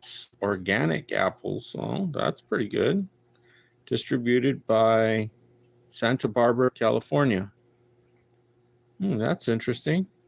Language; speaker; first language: English; native; English